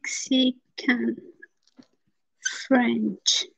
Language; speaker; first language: English; non-native, fluent; Spanish